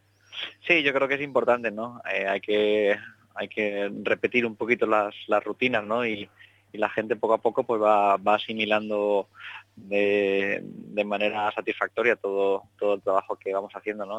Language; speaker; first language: Spanish; native; Spanish